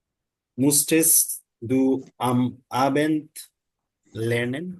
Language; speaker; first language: German; non-native, learner; Bangla